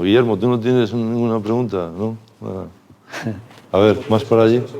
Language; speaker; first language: Spanish; native; Spanish